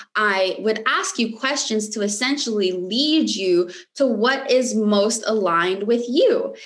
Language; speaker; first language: English; early bilingual, other home language; Romanian